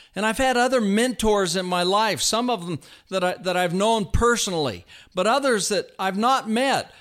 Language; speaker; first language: English; native; English